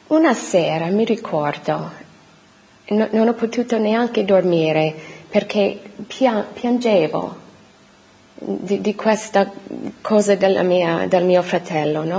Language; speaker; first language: Italian; non-native, fluent; English